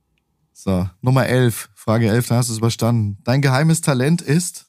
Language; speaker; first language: German; native; German